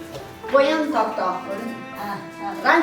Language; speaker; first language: Russian; non-native, learner; Mongolian